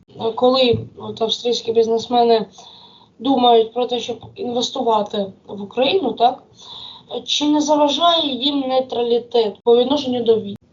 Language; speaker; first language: Ukrainian; native; Ukrainian